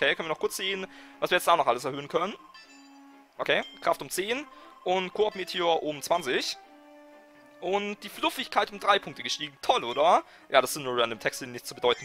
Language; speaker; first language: German; native; German